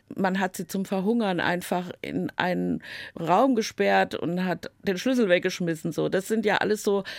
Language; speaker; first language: German; native; German